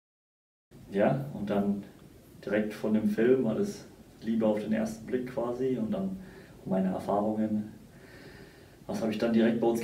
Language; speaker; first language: German; native; German